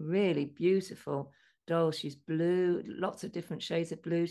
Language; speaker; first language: English; native; English